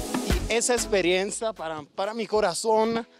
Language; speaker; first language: Spanish; non-native, learner; Italian